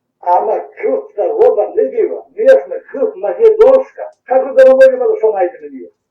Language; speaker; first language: Macedonian; early bilingual, heritage; Macedonian